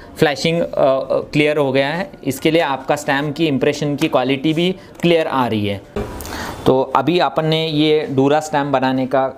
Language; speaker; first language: Hindi; non-native, local second language; Marathi